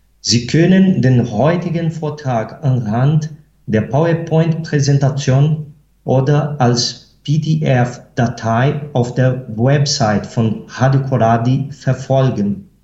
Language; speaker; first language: German; non-native, fluent; Portuguese